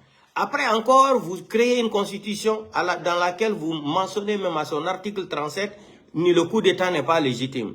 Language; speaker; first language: French; non-native, local second language; Fula